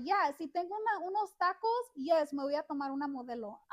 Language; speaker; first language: Spanish; early bilingual, heritage; Spanish